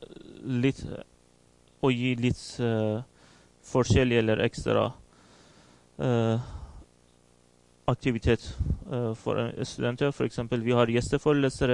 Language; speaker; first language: Norwegian; non-native, fluent; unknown